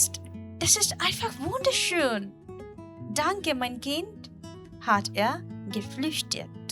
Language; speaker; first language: German; non-native, learner; Bangla